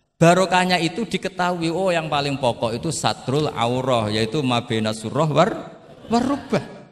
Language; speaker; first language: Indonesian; non-native, local second language; Javanese